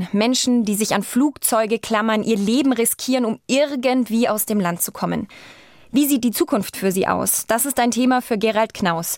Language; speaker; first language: German; native; German